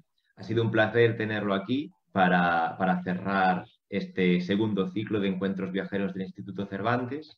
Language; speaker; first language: Spanish; native; Spanish